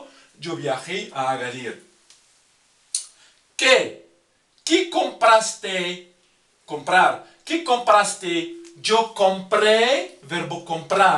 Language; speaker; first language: Spanish; non-native, fluent; Arabic